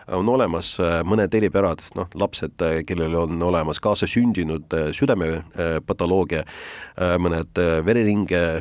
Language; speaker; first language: Estonian; non-native, local second language; Russian